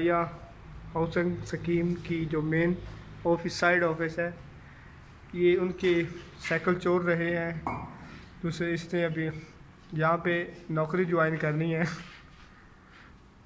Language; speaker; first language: Urdu; non-native, local second language; Punjabi